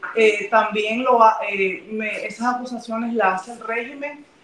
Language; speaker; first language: Spanish; native; Spanish